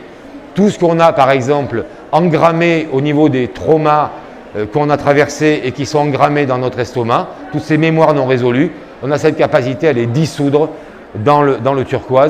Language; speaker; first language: French; native; French